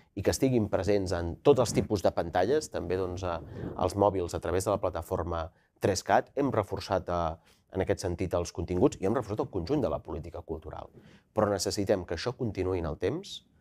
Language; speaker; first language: Catalan; native; Catalan